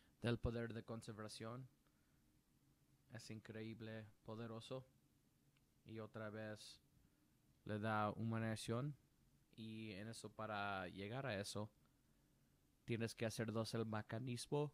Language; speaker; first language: Spanish; non-native, learner; English